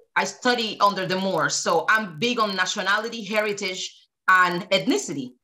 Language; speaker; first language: English; early bilingual, other home language; Spanish